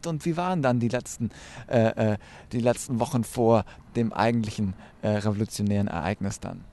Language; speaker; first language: German; native; German